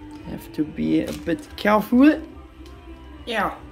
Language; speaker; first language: English; non-native, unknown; German